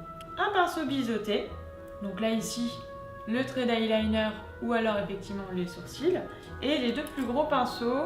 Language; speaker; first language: French; native; French